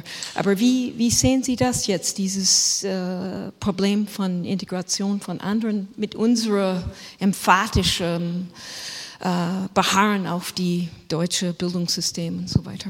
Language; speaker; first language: German; non-native, fluent; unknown